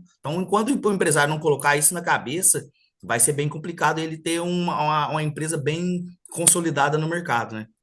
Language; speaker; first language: Portuguese; native; Portuguese